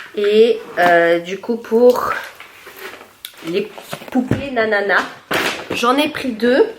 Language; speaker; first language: French; native; French